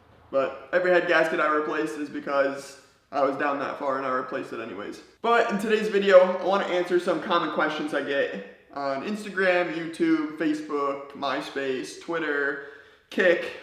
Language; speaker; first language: English; native; English